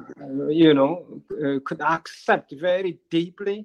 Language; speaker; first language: English; non-native, learner; Japanese